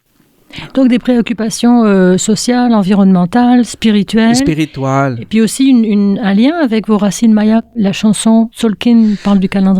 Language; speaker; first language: French; native; French